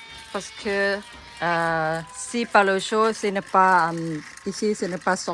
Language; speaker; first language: French; non-native, learner; Thai